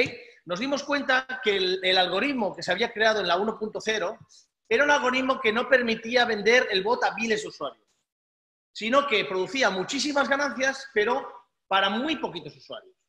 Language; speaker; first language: Spanish; native; Spanish